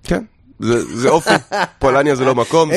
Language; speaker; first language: Hebrew; native; Hebrew